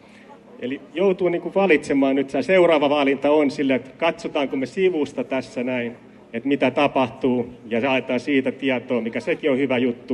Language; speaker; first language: Finnish; native; Finnish